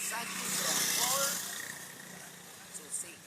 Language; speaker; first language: English; non-native, learner; Spanish